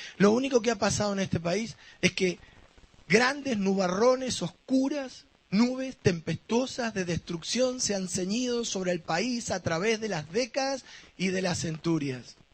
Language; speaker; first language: Spanish; native; Spanish